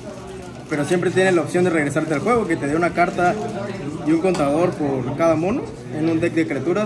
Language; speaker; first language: Spanish; native; Spanish